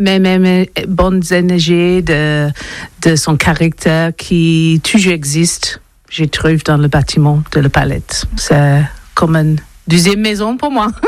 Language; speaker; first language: French; non-native, learner; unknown